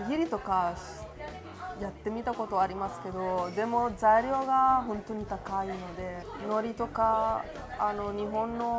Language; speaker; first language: Japanese; non-native, fluent; Italian